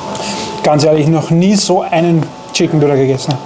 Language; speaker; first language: German; native; German